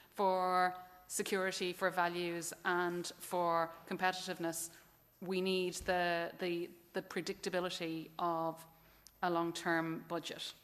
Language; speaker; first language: English; native; English